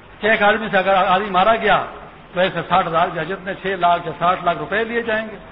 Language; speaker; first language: Urdu; non-native, local second language; Pashto